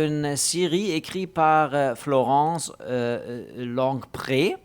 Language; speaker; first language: French; non-native, fluent; German